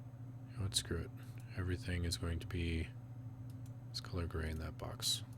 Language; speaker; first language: English; native; English